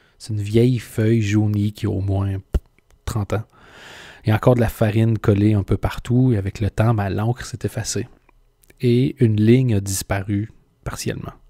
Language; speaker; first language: French; native; French